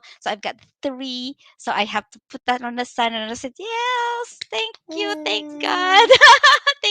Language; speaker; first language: English; non-native, local second language; Filipino